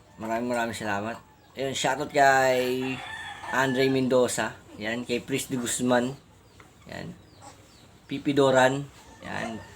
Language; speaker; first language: Filipino; native; Filipino